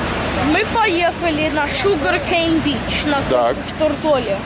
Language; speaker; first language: Russian; early bilingual, heritage; Russian